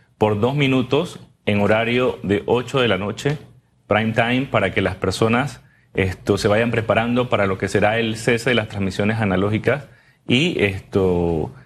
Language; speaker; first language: Spanish; native; Spanish